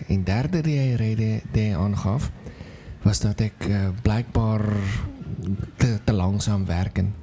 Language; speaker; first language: Dutch; non-native, fluent; Afrikaans